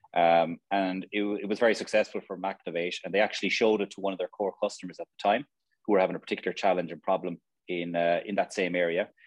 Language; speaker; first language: English; native; English